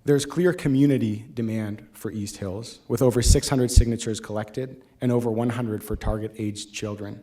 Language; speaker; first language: English; native; English